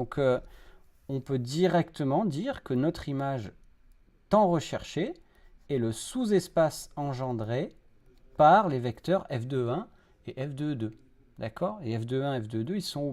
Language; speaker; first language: French; native; French